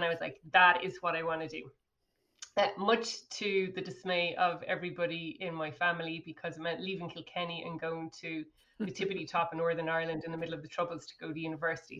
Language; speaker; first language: English; native; English